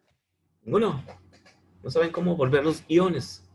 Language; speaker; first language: Spanish; native; Spanish